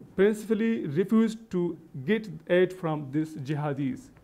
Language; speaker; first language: English; non-native, local second language; Baluchi